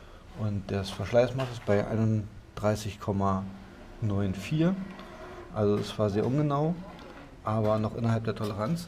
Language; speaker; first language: German; native; German